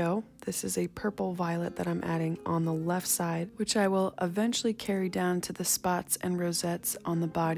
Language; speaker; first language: English; native; English